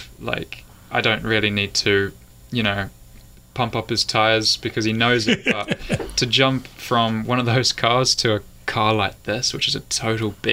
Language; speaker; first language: English; native; English